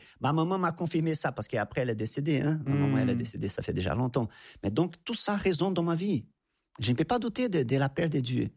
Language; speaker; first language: French; non-native, fluent; Portuguese